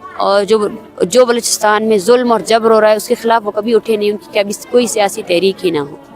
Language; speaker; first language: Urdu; non-native, local second language; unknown